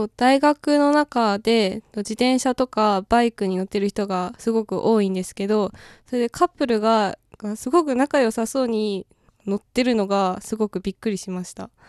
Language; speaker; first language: Japanese; native; Japanese